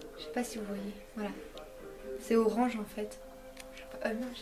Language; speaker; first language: French; early bilingual, other home language; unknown